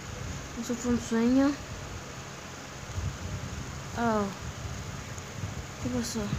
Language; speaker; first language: Spanish; early bilingual, heritage; English